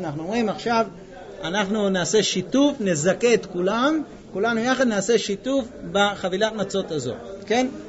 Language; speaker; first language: Hebrew; non-native, fluent; English